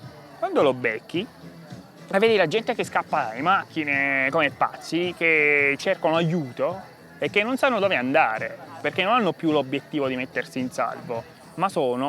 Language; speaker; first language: Italian; native; Italian